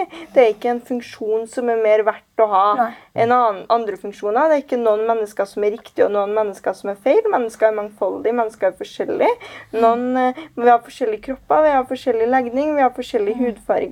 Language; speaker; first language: Norwegian; native; Norwegian